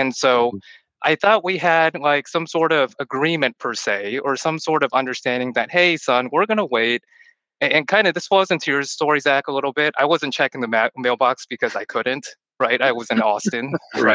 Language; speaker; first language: English; early bilingual, other home language; Chinese